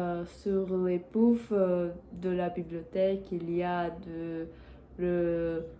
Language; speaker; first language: French; non-native, learner; Portuguese